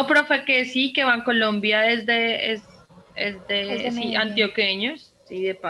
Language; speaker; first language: Spanish; native; Spanish